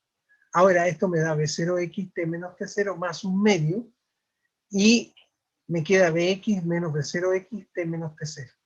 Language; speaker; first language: Spanish; native; Spanish